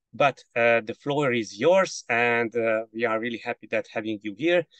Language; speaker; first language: English; non-native, fluent; Hungarian